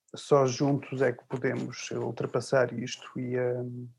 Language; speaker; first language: Portuguese; early bilingual, other home language; English